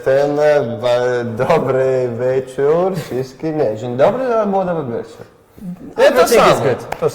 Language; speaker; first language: Polish; non-native, learner; Italian